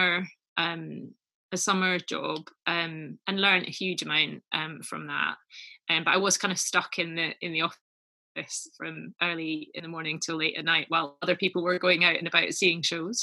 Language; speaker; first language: English; native; English